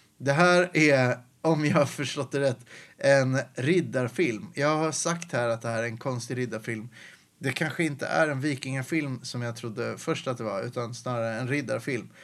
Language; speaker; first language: Swedish; native; Swedish